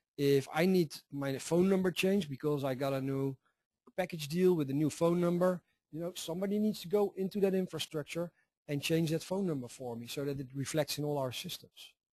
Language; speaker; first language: English; non-native, fluent; Dutch